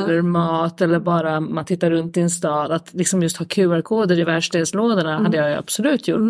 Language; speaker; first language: Swedish; native; Swedish